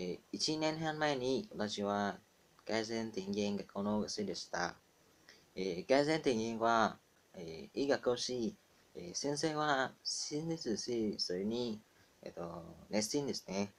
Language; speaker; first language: Japanese; non-native, learner; Vietnamese